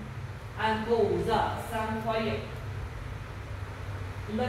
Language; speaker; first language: Vietnamese; non-native, learner; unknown